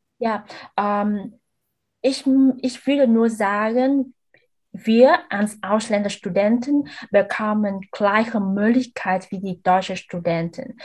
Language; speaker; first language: German; non-native, learner; Vietnamese